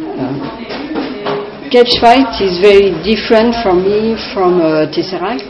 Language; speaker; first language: English; non-native, learner; French